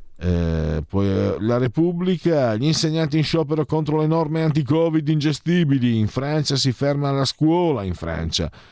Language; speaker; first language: Italian; native; Italian